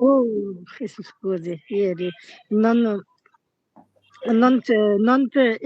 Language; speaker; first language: Italian; non-native, learner; Bangla